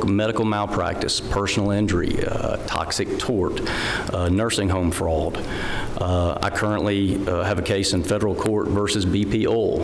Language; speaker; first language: English; native; English